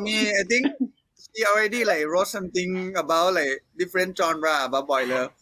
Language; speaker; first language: English; non-native, learner; Thai